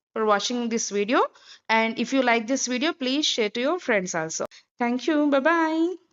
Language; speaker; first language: English; non-native, local second language; Telugu